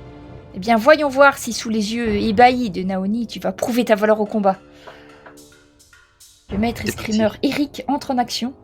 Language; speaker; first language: French; native; French